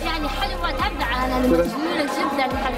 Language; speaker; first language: Arabic; non-native, learner; Japanese